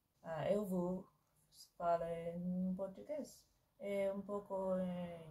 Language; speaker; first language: Portuguese; non-native, learner; English